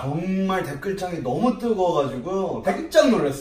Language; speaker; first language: Korean; native; Korean